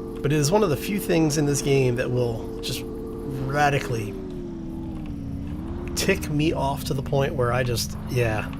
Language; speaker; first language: English; native; English